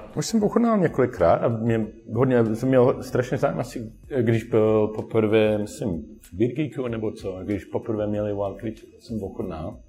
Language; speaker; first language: Czech; non-native, learner; English